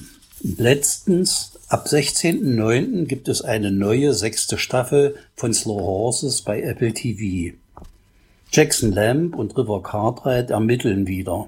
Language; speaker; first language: German; native; German